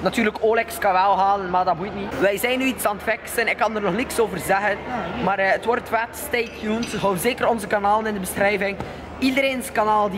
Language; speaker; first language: Dutch; native; Dutch